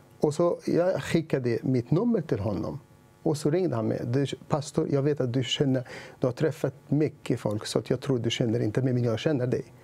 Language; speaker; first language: Swedish; non-native, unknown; Arabic